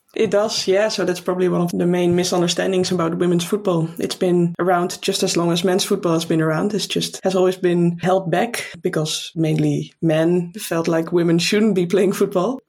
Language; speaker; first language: English; non-native, fluent; Dutch